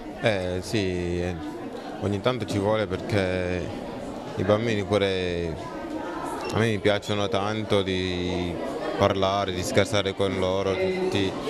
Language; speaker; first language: Italian; non-native, fluent; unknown